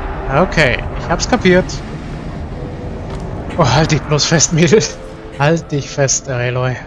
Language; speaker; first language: German; native; German